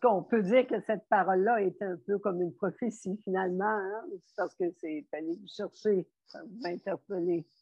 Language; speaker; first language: French; native; French